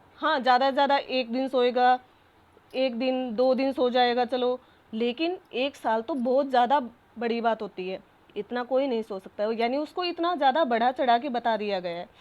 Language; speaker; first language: Hindi; native; Hindi